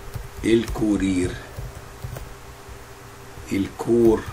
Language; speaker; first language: French; non-native, fluent; Arabic